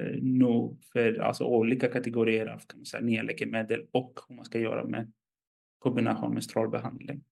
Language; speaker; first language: Swedish; non-native, fluent; Greek